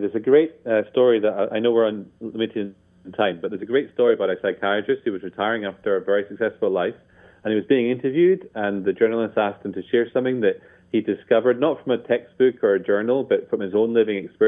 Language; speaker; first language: English; native; English